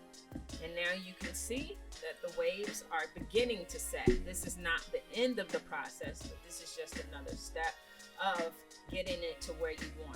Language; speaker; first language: English; native; English